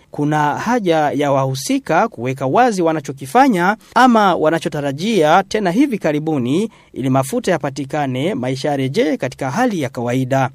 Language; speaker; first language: Swahili; non-native, local second language; Rundi